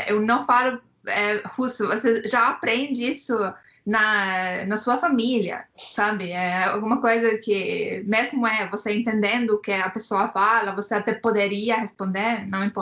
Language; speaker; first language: Portuguese; non-native, fluent; Estonian